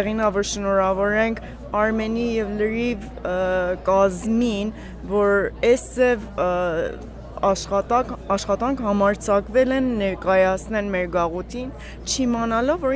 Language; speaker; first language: Armenian; early bilingual, heritage; Armenian